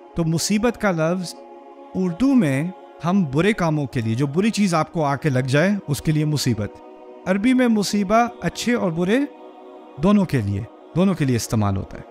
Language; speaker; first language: Urdu; early bilingual, heritage; Urdu